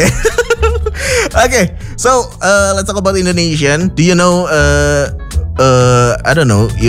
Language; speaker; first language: English; non-native, fluent; Indonesian